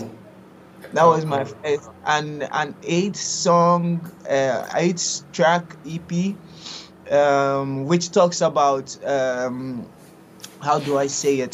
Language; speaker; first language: English; non-native, local second language; Akan